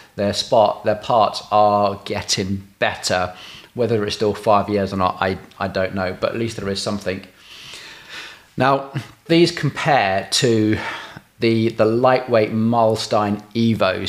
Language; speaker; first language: English; native; English